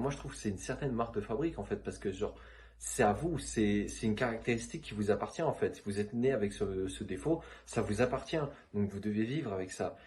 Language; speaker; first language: French; native; French